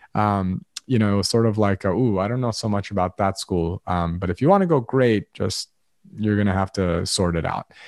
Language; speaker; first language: English; early bilingual, other home language; Arabic